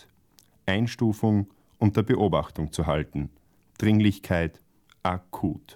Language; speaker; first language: German; native; German